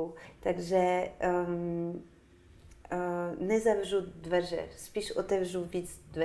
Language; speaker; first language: Czech; non-native, fluent; French